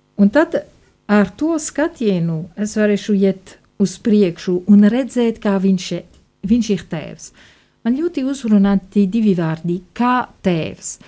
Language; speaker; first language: Latvian; non-native, fluent; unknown